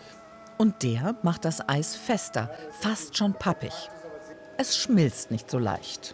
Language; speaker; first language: German; native; German